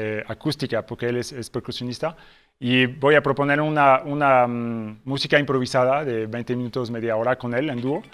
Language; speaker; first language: Spanish; non-native, fluent; French